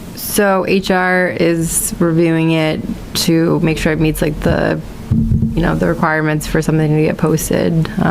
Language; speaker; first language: English; native; English